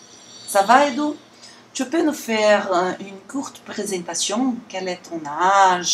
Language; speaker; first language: French; non-native, learner; Portuguese